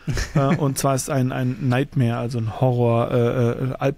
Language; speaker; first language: German; native; German